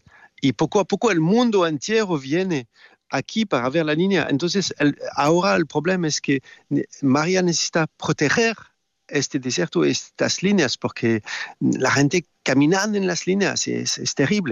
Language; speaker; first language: Spanish; non-native, fluent; French